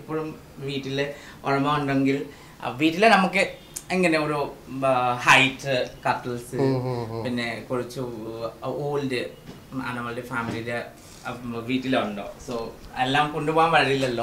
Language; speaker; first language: Malayalam; non-native, learner; Assamese